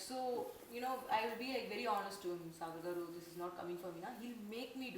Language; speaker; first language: Telugu; non-native, learner; Tamil